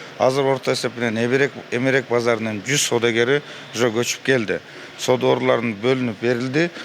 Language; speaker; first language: Kyrgyz; native; Kyrgyz